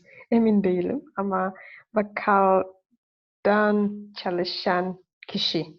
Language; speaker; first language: Turkish; non-native, learner; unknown